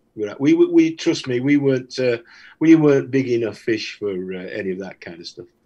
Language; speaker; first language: English; native; English